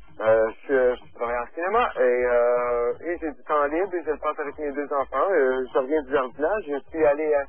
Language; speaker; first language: French; native; French